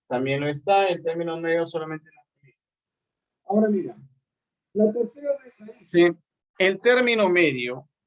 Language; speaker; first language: Spanish; native; Spanish